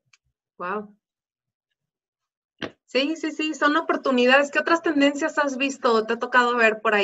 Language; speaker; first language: Spanish; native; Spanish